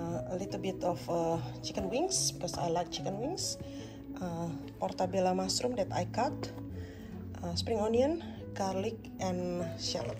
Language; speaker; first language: English; non-native, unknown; Indonesian